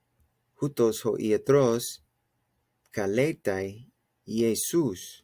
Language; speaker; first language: Greek; non-native, fluent; English